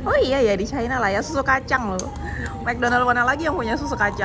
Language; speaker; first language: Indonesian; native; Indonesian